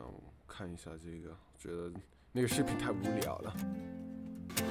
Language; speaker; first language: Chinese; non-native, fluent; English